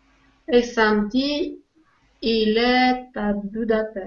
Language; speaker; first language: French; non-native, learner; Russian